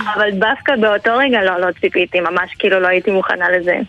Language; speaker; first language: Hebrew; non-native, fluent; Ukrainian